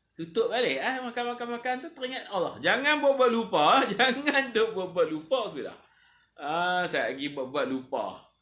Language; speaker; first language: Malay; native; Malay